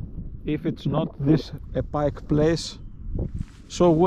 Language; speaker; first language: English; non-native, learner; Greek